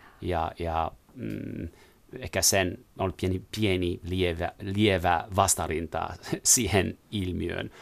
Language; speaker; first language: Finnish; non-native, fluent; French